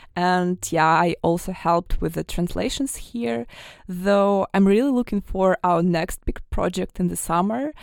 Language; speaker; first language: English; non-native, fluent; Russian